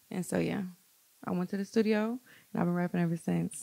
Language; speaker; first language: English; native; English